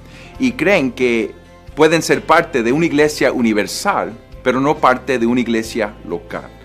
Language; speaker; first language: Spanish; non-native, fluent; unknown